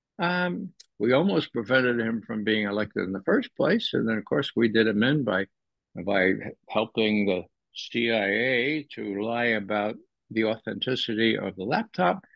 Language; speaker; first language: English; native; English